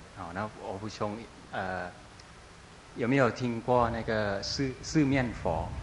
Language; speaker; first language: Chinese; non-native, fluent; Thai